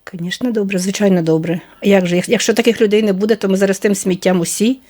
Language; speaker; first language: Ukrainian; native; Ukrainian